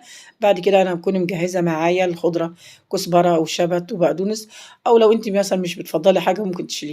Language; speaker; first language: Arabic; native; Arabic